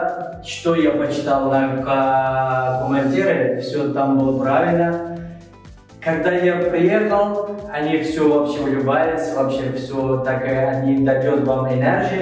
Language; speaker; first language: Russian; non-native, learner; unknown